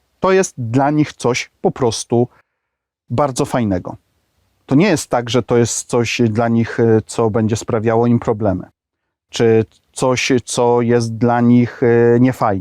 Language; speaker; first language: Polish; native; Polish